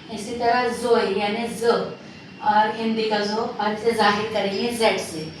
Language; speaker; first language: Hindi; native; Hindi